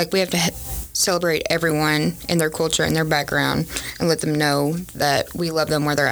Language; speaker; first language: English; native; English